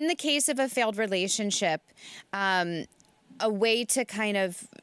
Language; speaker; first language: English; native; English